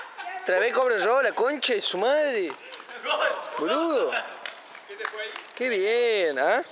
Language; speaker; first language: Spanish; native; Spanish